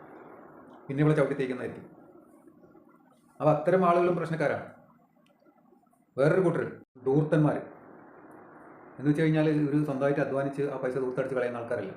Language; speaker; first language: Malayalam; native; Malayalam